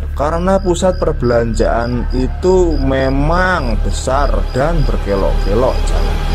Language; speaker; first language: Indonesian; native; Indonesian